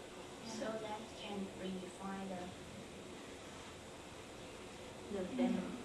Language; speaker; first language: English; non-native, learner; Chinese